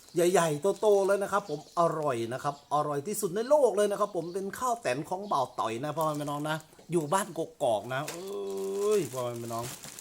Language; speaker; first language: Thai; non-native, local second language; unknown